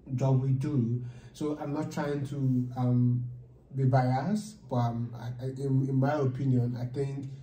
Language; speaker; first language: English; non-native, local second language; Igbo